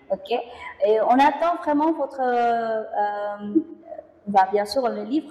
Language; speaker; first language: French; non-native, fluent; Indonesian